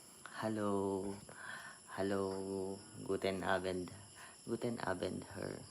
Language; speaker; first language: German; non-native, learner; Filipino